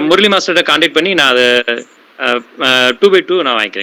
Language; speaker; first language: Tamil; native; Tamil